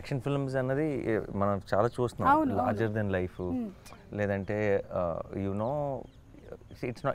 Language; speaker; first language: Telugu; native; Telugu